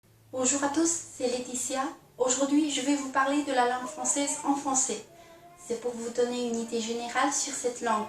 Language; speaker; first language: French; non-native, fluent; Chinese